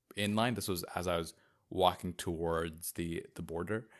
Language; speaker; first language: English; native; English